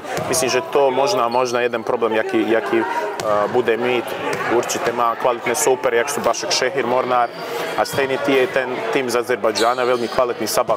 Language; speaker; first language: Czech; non-native, learner; Croatian